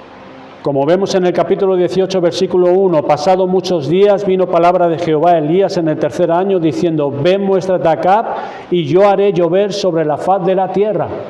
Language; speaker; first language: Spanish; native; Spanish